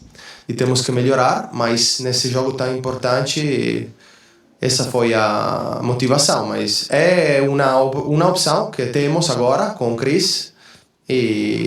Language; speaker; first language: Portuguese; non-native, fluent; Spanish